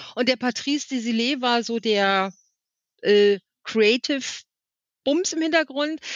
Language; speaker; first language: German; native; German